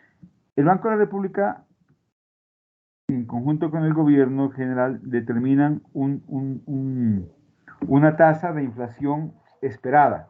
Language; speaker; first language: Spanish; native; Spanish